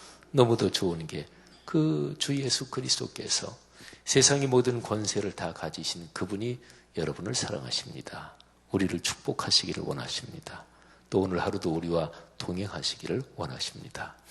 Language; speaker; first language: Korean; native; Korean